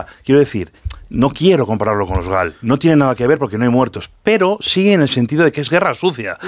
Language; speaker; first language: Spanish; native; Spanish